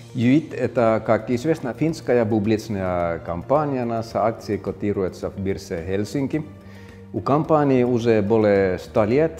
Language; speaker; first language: Russian; non-native, fluent; Finnish